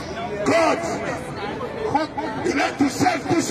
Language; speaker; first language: English; non-native, learner; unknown